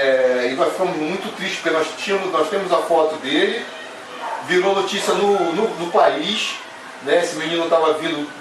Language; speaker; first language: Portuguese; native; Portuguese